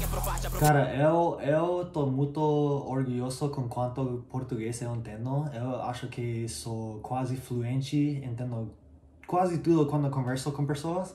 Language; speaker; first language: Portuguese; non-native, learner; English